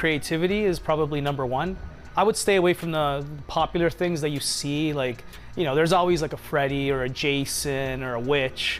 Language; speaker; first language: English; native; English